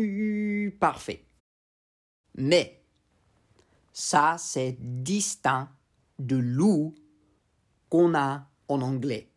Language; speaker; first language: French; non-native, fluent; English